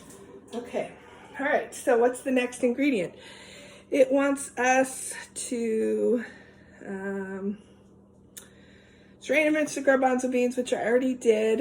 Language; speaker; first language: English; native; English